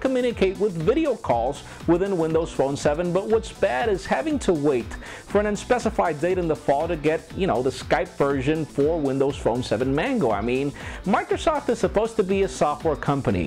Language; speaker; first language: English; non-native, local second language; Spanish